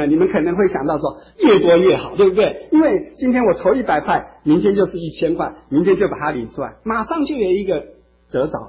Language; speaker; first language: Chinese; native; Chinese